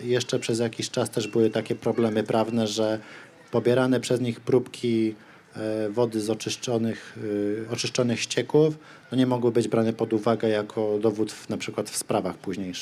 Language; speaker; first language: Polish; native; Polish